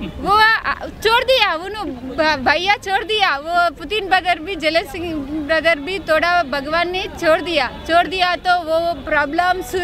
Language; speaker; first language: Hindi; non-native, local second language; Telugu